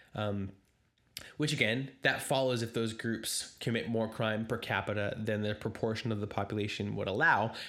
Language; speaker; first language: English; native; English